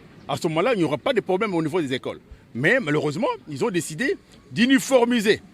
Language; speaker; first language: French; non-native, local second language; Lingala